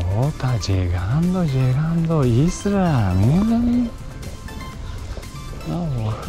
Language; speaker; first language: Spanish; non-native, learner; Japanese